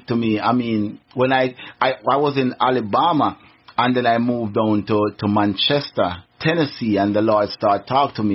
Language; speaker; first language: English; non-native, local second language; Jamaican Creole English